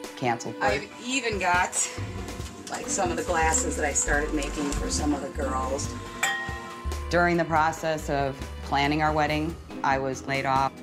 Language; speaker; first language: English; native; English